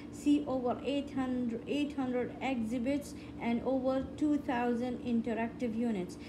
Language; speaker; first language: English; non-native, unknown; Arabic